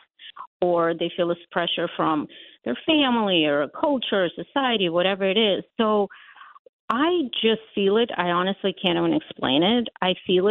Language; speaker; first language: English; non-native, fluent; Latvian